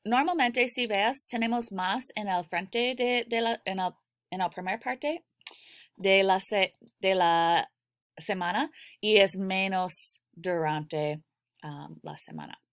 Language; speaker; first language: Spanish; non-native, learner; English